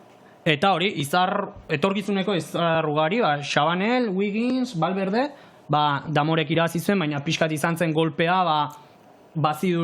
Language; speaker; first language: Basque; native; Basque